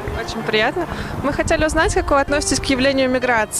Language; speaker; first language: Russian; native; Russian